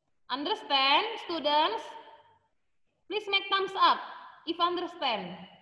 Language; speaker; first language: English; non-native, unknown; Indonesian